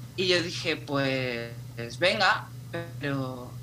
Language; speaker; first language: Spanish; native; Spanish